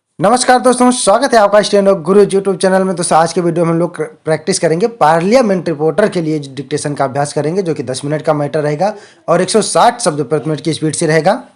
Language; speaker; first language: Hindi; native; Hindi